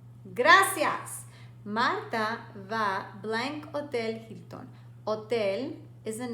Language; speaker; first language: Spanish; non-native, fluent; English